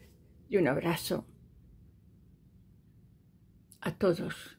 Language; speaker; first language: Spanish; native; Spanish